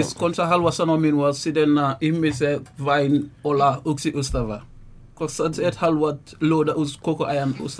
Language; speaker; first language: Finnish; non-native, learner; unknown